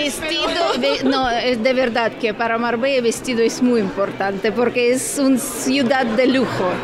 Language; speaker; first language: Spanish; non-native, learner; Russian